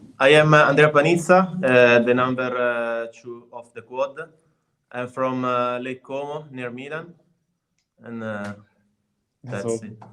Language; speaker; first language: English; non-native, learner; Italian